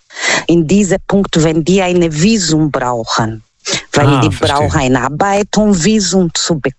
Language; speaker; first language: German; non-native, learner; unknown